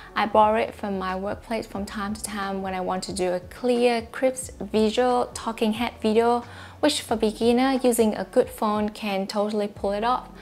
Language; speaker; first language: English; non-native, fluent; Vietnamese